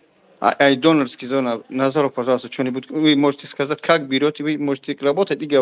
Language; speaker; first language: Russian; non-native, learner; Tajik